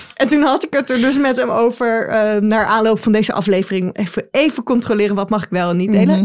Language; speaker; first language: Dutch; native; Dutch